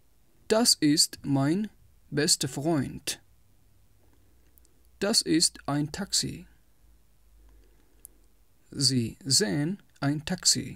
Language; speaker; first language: German; non-native, fluent; Tajik